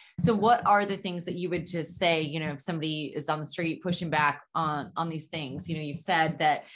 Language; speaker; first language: English; native; English